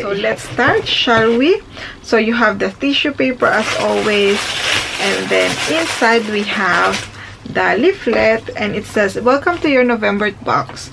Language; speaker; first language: English; non-native, fluent; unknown